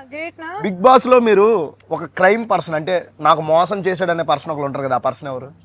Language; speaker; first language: Telugu; native; Telugu